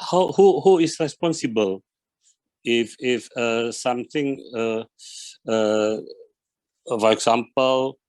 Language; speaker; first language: English; non-native, learner; Indonesian